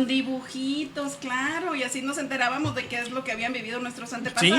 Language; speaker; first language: Spanish; native; Spanish